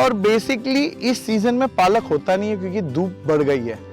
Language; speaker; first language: Hindi; non-native, local second language; Marathi